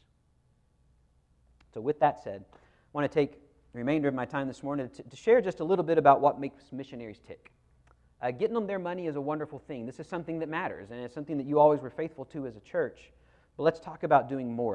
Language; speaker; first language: English; native; English